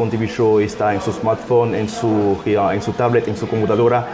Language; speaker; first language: Spanish; non-native, fluent; Haitian Creole